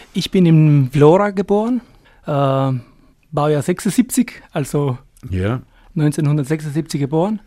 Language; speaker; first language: German; non-native, fluent; Albanian